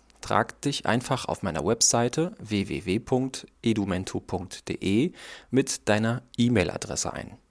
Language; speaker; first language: German; native; German